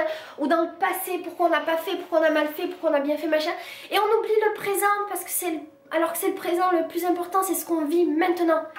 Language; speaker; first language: French; native; French